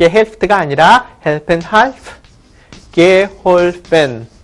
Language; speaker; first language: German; non-native, fluent; Korean